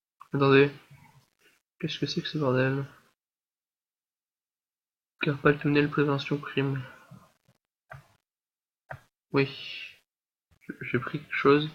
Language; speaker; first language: French; native; French